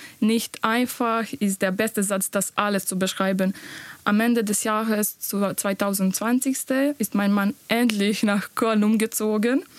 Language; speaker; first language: German; non-native, learner; Bosnian